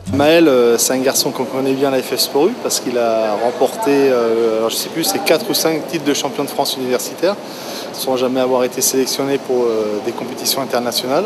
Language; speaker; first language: French; native; French